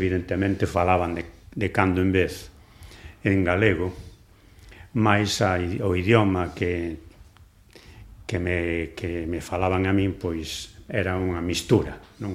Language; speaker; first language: Galician; non-native, local second language; Spanish